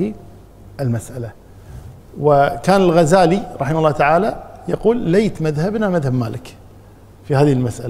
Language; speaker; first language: Arabic; native; Arabic